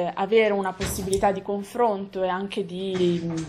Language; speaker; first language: Italian; native; Italian